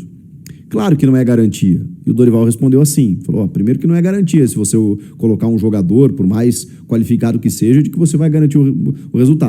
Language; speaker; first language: Portuguese; native; Portuguese